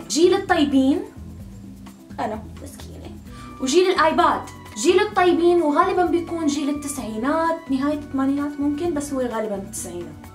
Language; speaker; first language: Arabic; native; Arabic